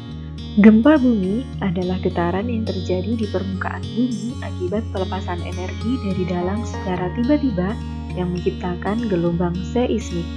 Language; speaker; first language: Indonesian; native; Indonesian